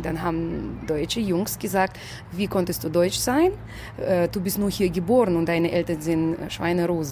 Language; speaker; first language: German; non-native, fluent; Russian